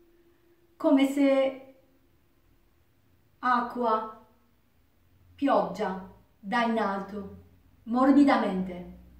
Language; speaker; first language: Italian; non-native, learner; Japanese